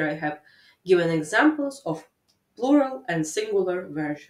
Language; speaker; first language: English; non-native, fluent; Latvian